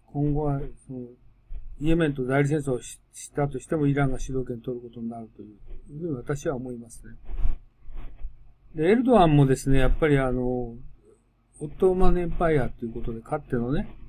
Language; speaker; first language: Japanese; native; Japanese